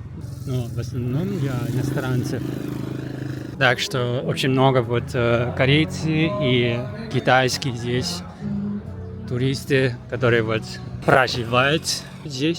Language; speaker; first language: Russian; non-native, learner; Japanese